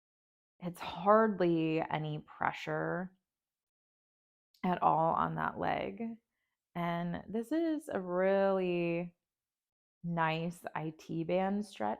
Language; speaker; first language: English; native; English